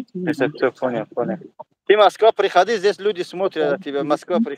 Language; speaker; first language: Russian; non-native, learner; Tajik